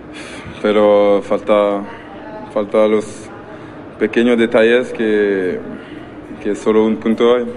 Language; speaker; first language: Spanish; non-native, learner; French